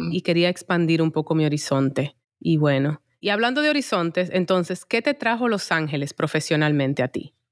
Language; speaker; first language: Spanish; native; Spanish